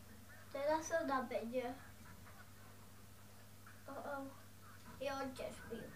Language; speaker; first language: Polish; early bilingual, heritage; Dutch